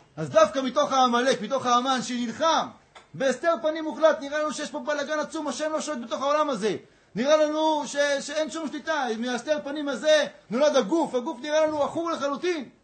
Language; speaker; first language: Hebrew; native; Hebrew